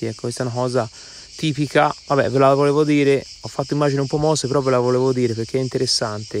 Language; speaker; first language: Italian; native; Italian